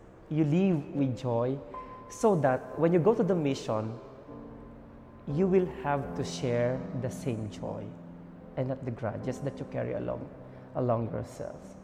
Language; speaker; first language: English; non-native, local second language; Filipino